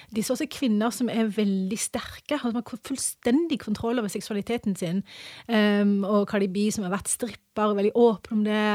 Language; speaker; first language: Norwegian; early bilingual, other home language; English